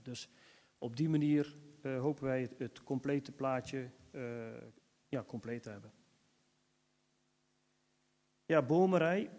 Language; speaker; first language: Dutch; native; Dutch